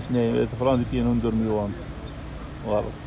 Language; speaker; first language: Portuguese; non-native, local second language; Arabic